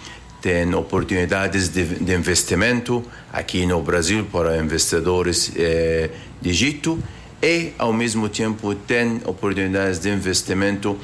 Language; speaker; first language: Portuguese; non-native, learner; Arabic